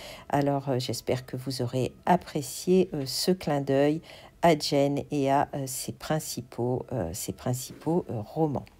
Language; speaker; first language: French; native; French